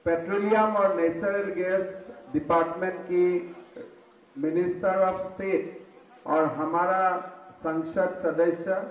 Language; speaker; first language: Hindi; non-native, local second language; Assamese